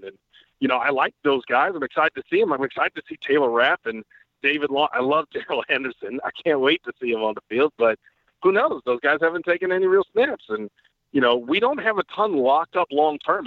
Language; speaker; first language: English; native; English